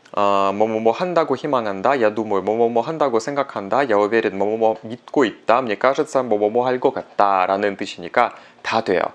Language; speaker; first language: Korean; non-native, fluent; Russian